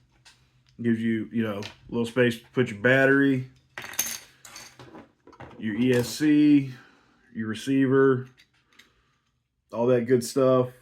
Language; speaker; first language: English; native; English